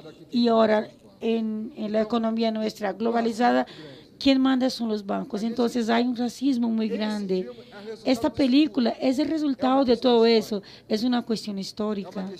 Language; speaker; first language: Spanish; non-native, fluent; Portuguese